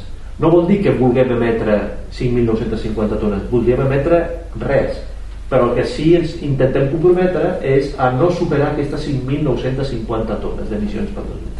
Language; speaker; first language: Catalan; native; Catalan